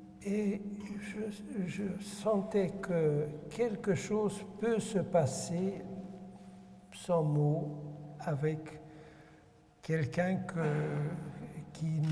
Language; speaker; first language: French; non-native, fluent; Hungarian